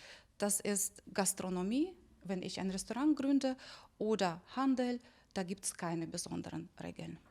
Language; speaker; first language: German; non-native, fluent; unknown